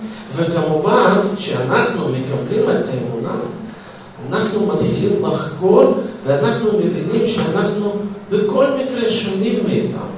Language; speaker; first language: Hebrew; non-native, fluent; Russian